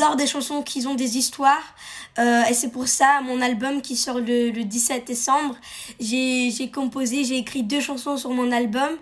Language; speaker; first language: French; early bilingual, heritage; French